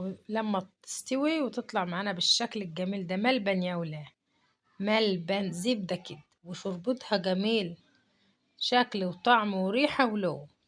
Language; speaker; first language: Arabic; native; Arabic